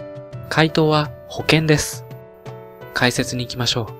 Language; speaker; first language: Japanese; native; Japanese